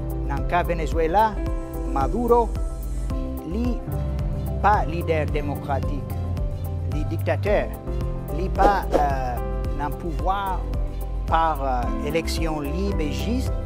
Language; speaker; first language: Haitian Creole; non-native, fluent; English